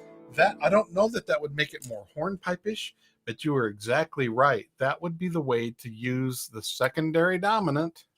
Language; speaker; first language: English; native; English